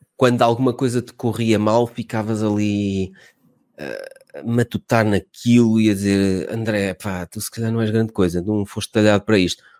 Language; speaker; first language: Portuguese; native; Portuguese